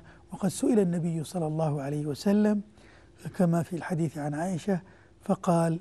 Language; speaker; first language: Arabic; native; Arabic